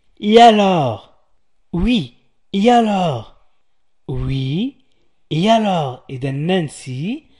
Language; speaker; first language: French; non-native, local second language; Arabic